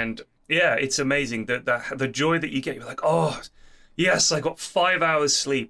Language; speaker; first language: English; native; English